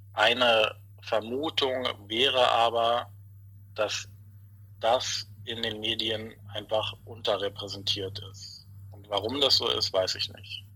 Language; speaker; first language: German; native; German